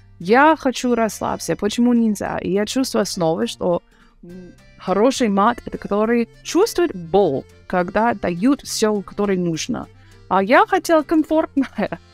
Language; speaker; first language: Russian; non-native, learner; English